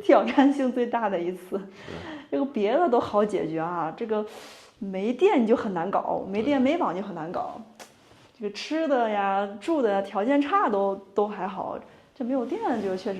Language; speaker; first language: Chinese; native; Chinese